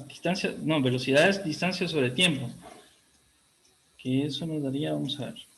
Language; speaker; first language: Spanish; native; Spanish